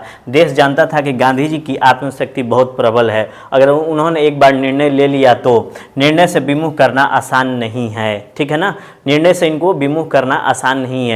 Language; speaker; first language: Hindi; native; Hindi